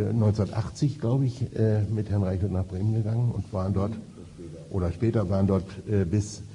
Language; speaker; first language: German; native; German